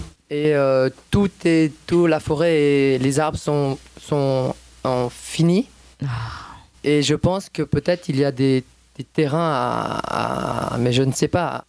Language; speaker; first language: French; native; French